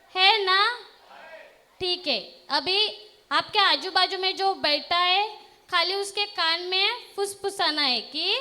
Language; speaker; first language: Hindi; non-native, local second language; Marathi